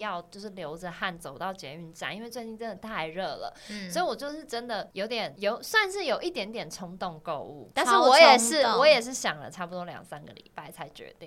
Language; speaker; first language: Chinese; native; Chinese